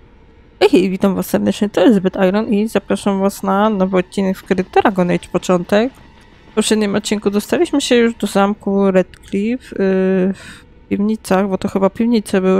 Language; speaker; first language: Polish; native; Polish